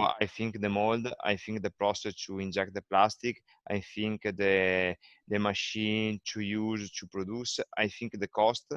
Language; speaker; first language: English; non-native, learner; Italian